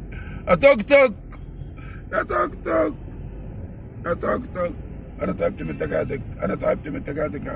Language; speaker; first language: Arabic; native; Arabic